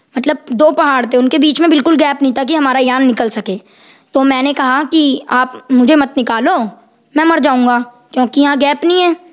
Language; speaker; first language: Hindi; native; Hindi